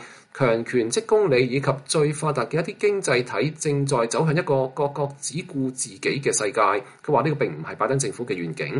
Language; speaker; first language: Chinese; non-native, local second language; Cantonese